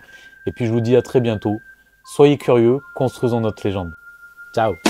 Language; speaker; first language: French; native; French